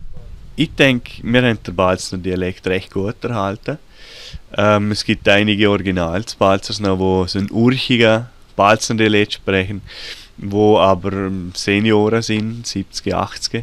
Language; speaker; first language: German; native; German